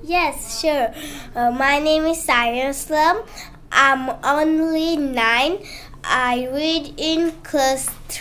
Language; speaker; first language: English; non-native, learner; Bangla